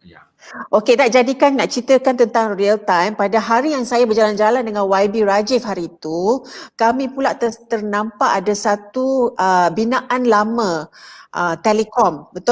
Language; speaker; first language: Malay; native; Malay